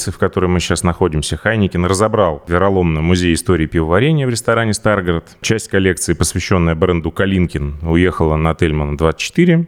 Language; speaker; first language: Russian; native; Russian